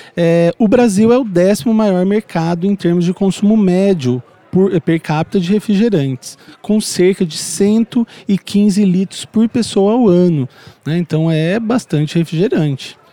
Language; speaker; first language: Portuguese; native; Portuguese